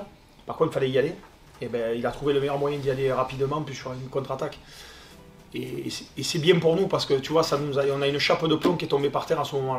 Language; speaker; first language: French; native; French